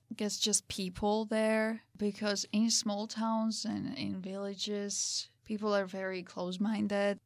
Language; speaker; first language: English; non-native, fluent; Georgian